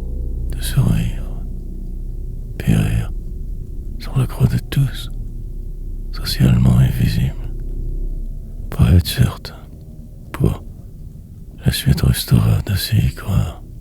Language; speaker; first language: French; native; French